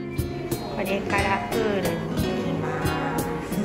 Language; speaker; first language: Japanese; early bilingual, heritage; Japanese